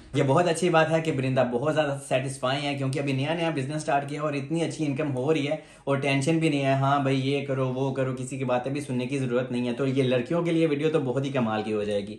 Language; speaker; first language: Urdu; non-native, local second language; Punjabi